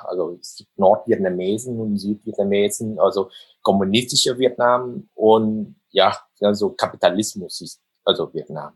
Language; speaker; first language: German; non-native, fluent; Vietnamese